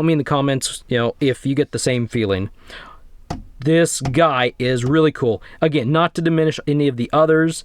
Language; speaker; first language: English; native; English